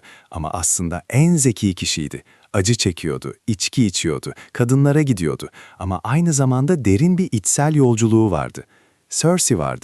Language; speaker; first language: Turkish; native; Turkish